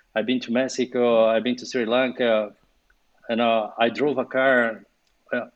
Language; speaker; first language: English; non-native, fluent; Portuguese